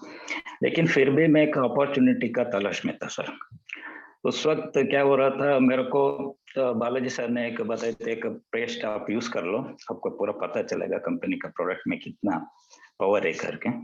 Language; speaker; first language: Hindi; non-native, local second language; Kannada